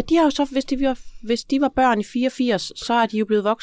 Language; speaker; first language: Danish; native; Danish